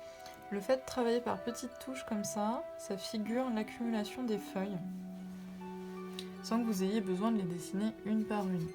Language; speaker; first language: French; native; French